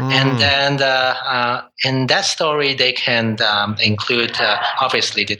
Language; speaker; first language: English; non-native, local second language; Cantonese